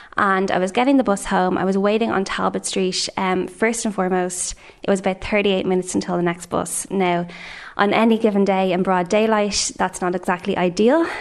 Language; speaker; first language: English; native; English